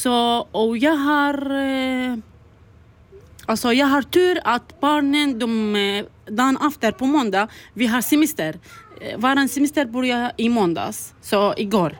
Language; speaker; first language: Swedish; non-native, learner; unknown